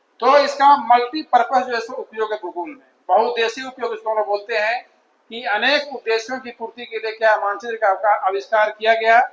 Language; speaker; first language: Hindi; native; Hindi